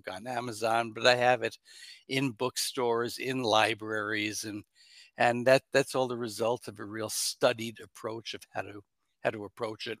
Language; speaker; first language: English; native; English